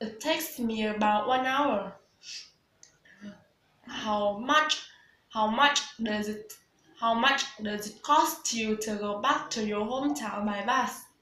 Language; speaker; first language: English; non-native, learner; Vietnamese